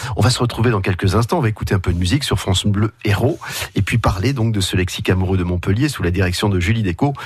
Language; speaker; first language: French; native; French